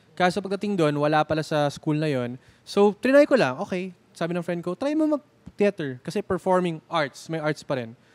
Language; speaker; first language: Filipino; native; Filipino